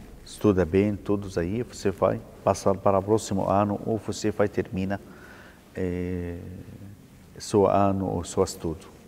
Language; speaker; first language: Portuguese; non-native, learner; Arabic